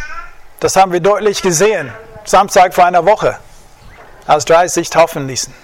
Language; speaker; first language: German; non-native, fluent; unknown